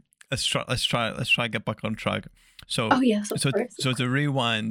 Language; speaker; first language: English; native; English